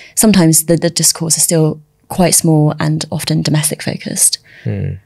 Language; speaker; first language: English; early bilingual, other home language; Chinese